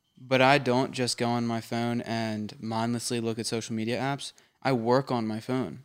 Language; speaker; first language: English; native; English